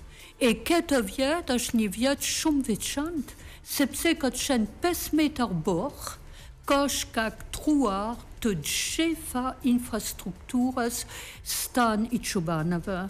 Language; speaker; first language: Albanian; non-native, learner; French